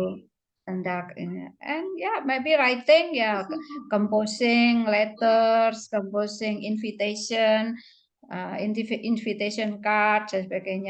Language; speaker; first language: English; non-native, fluent; Indonesian